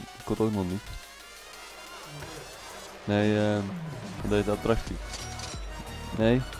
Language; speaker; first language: Dutch; native; Dutch